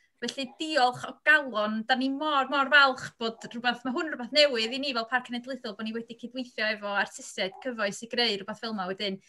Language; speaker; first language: Welsh; native; Welsh